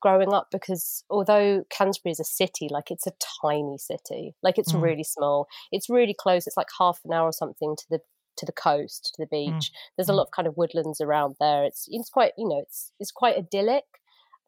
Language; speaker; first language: English; native; English